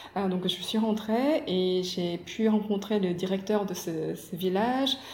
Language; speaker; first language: French; non-native, fluent; Korean